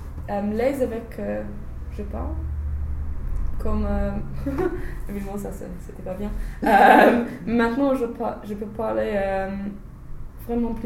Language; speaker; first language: French; non-native, learner; English